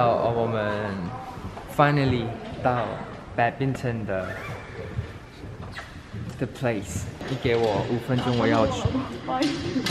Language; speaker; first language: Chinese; non-native, learner; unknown